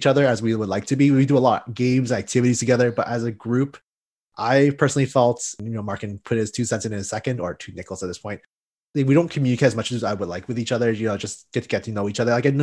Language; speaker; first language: English; native; English